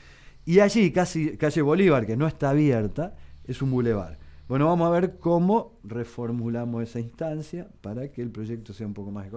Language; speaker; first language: Spanish; native; Spanish